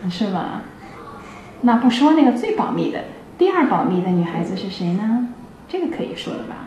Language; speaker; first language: Chinese; native; Chinese